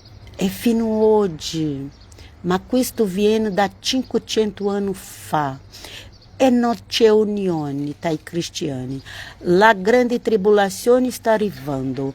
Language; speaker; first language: Italian; non-native, learner; Portuguese